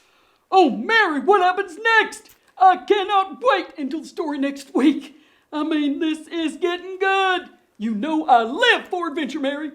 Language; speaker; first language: English; native; English